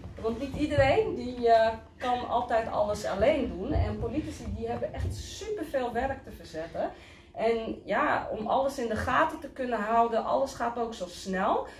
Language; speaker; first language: Dutch; early bilingual, other home language; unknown